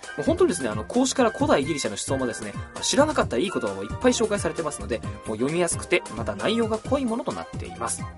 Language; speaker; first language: Japanese; native; Japanese